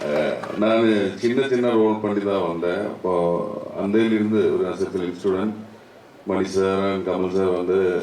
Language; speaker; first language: Tamil; non-native, local second language; Malayalam